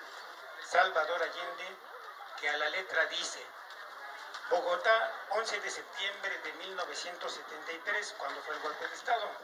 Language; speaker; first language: Spanish; native; Spanish